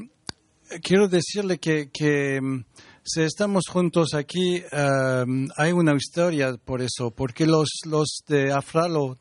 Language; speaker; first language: Spanish; non-native, learner; French